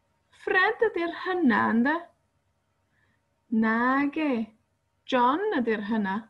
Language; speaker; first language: Welsh; non-native, fluent; Spanish